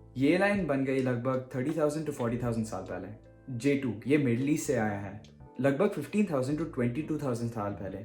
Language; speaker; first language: Hindi; early bilingual, heritage; Hindi